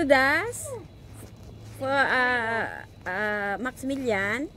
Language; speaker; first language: German; non-native, learner; Filipino